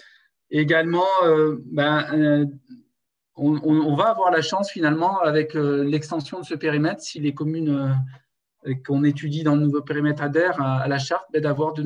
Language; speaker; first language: French; native; French